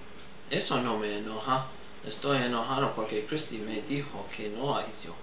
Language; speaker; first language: Spanish; non-native, learner; English